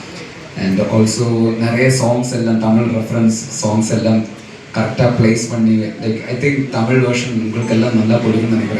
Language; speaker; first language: Tamil; non-native, local second language; Malayalam